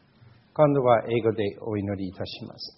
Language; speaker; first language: Japanese; non-native, fluent; English